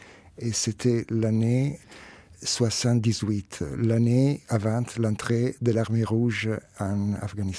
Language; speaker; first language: French; non-native, fluent; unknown